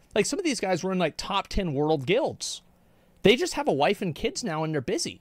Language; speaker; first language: English; native; English